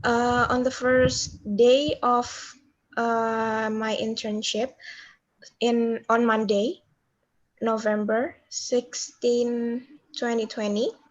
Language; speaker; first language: English; non-native, learner; Indonesian